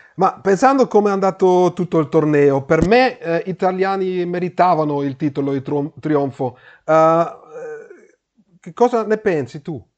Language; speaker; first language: Italian; non-native, learner; German